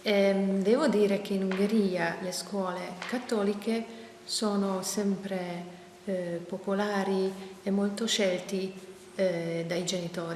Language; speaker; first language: Italian; non-native, fluent; Hungarian